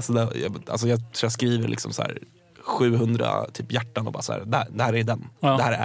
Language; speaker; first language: Swedish; native; Swedish